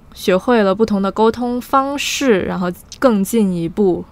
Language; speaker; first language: Chinese; non-native, fluent; Portuguese